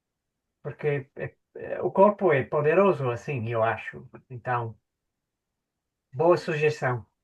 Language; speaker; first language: Portuguese; non-native, fluent; English